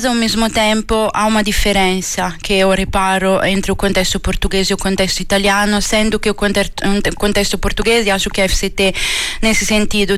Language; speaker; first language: Portuguese; non-native, fluent; Italian